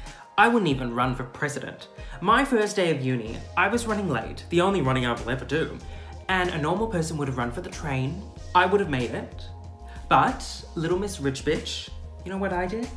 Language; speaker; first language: English; native; English